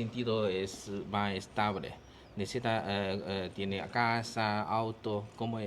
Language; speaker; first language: Spanish; non-native, learner; Chinese